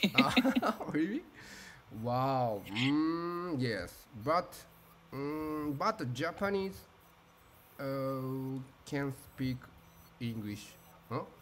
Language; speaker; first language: English; non-native, learner; Japanese